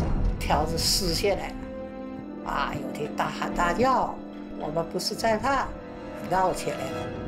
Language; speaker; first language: Chinese; native; Chinese